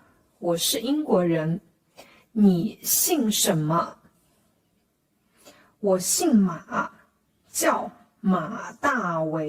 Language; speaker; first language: Chinese; non-native, fluent; Khmer